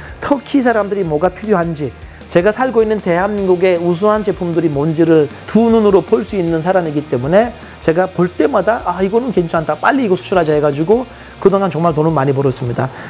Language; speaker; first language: Korean; non-native, fluent; Turkish